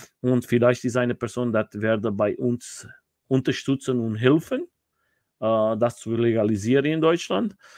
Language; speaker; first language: German; non-native, learner; Portuguese